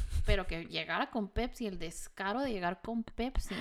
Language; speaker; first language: Spanish; native; Spanish